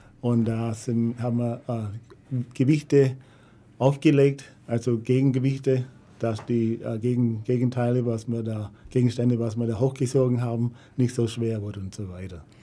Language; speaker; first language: German; non-native, fluent; English